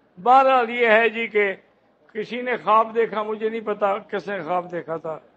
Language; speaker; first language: Urdu; native; Urdu